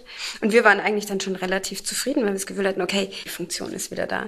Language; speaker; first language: German; native; German